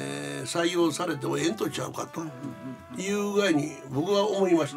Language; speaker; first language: Japanese; native; Japanese